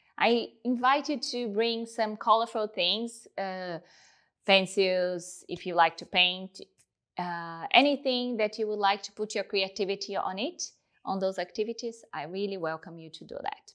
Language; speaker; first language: English; non-native, fluent; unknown